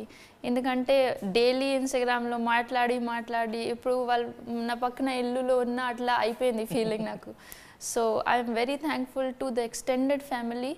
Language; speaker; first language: Telugu; non-native, fluent; Hindi